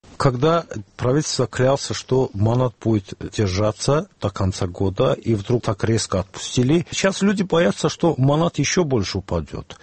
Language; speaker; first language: Russian; non-native, local second language; Azerbaijani